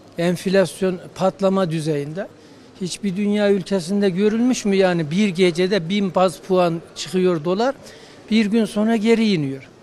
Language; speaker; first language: Turkish; native; Turkish